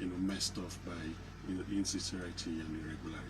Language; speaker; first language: English; non-native, local second language; Yoruba